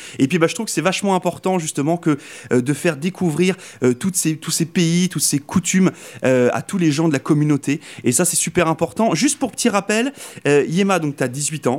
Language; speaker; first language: French; native; French